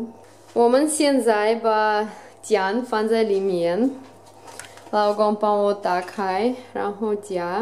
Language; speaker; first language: Chinese; non-native, fluent; Russian